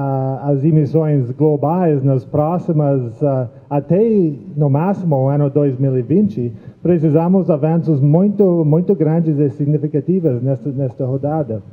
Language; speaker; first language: Portuguese; non-native, fluent; English